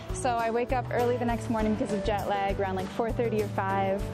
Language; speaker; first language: English; native; English